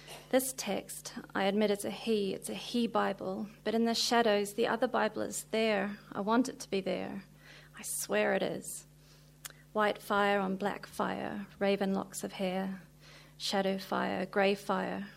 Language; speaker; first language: English; native; English